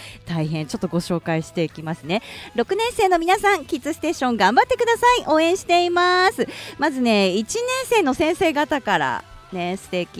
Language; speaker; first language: Japanese; native; Japanese